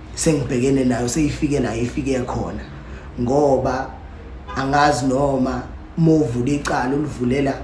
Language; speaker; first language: Zulu; native; Zulu